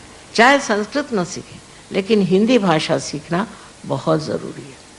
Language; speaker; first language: Hindi; non-native, local second language; Marathi